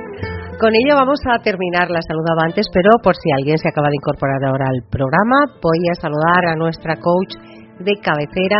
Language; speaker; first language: Spanish; native; Spanish